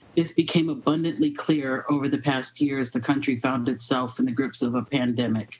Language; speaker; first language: English; native; English